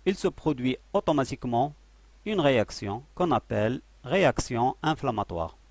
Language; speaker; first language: French; non-native, local second language; Arabic